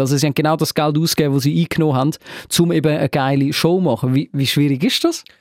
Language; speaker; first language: German; native; German